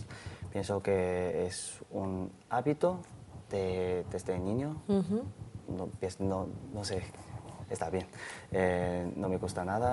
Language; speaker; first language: Spanish; non-native, learner; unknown